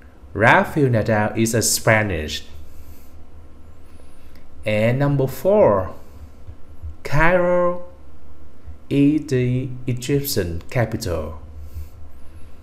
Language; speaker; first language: English; non-native, fluent; Vietnamese